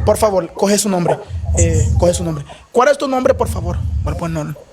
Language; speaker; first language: Spanish; non-native, fluent; Haitian Creole